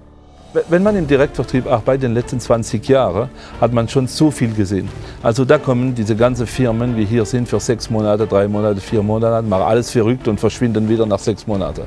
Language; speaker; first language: German; non-native, fluent; French